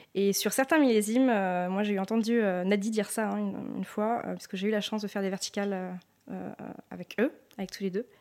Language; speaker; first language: French; native; French